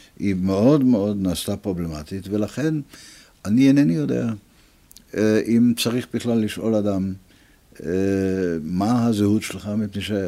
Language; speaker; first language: Hebrew; early bilingual, other home language; Italian